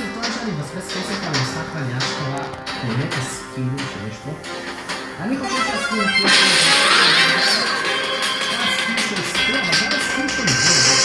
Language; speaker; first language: Hebrew; native; Hebrew